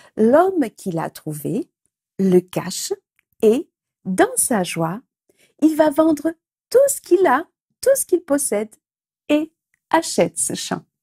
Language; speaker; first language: French; non-native, fluent; Portuguese